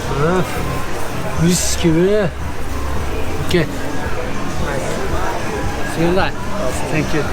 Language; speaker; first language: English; non-native, learner; Turkish